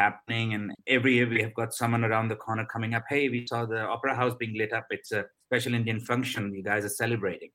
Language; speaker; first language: English; non-native, local second language; Hindi